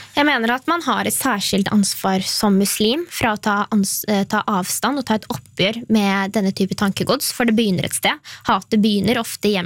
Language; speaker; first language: Norwegian; native; Norwegian